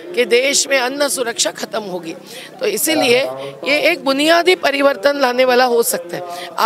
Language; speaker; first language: Hindi; non-native, local second language; Marathi